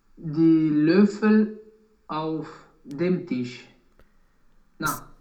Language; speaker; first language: German; non-native, learner; Romanian